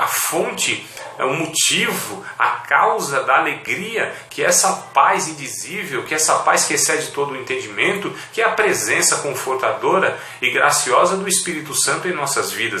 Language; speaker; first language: Portuguese; native; Portuguese